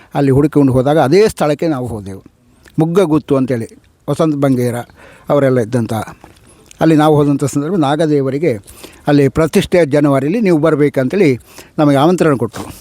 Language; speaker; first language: Kannada; non-native, local second language; Tulu